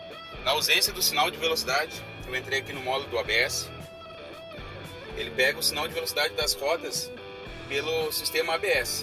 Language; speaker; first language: Portuguese; native; Portuguese